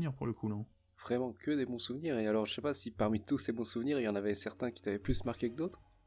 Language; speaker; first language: French; native; French